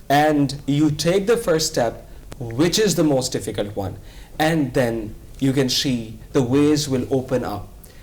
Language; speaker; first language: English; non-native, local second language; Urdu